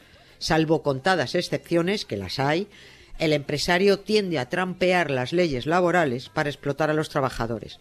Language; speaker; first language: Spanish; native; Spanish